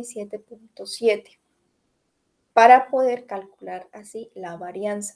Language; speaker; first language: Spanish; native; Spanish